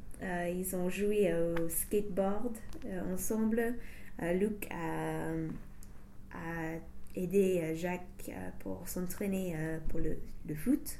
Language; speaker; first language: French; non-native, fluent; English